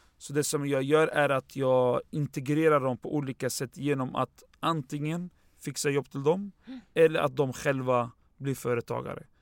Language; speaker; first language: Swedish; early bilingual, other home language; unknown